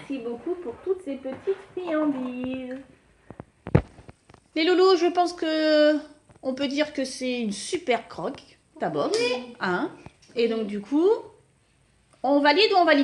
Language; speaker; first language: French; native; French